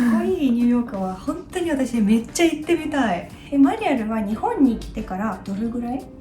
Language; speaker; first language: Japanese; non-native, fluent; Russian